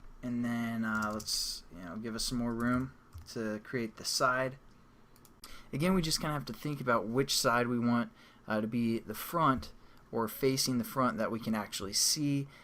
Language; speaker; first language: English; native; English